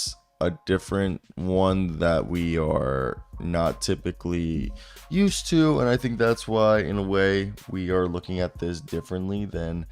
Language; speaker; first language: English; native; English